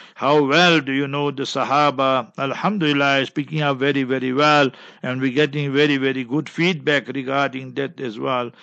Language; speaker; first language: English; native; English